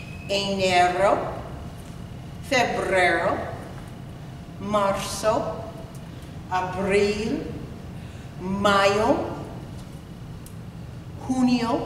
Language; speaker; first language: Spanish; non-native, fluent; English